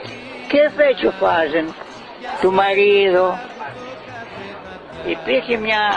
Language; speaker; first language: Spanish; early bilingual, heritage; Ladino